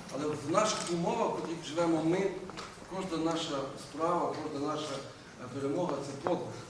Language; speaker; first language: Ukrainian; native; Ukrainian